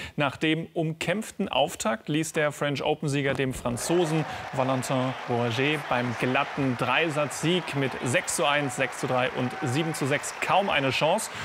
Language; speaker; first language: German; native; German